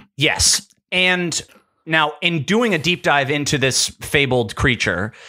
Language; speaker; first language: English; native; English